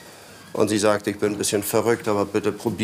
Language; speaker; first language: German; non-native, fluent; Polish